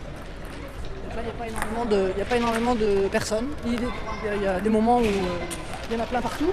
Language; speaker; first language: French; native; French